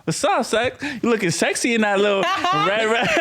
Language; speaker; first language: English; native; English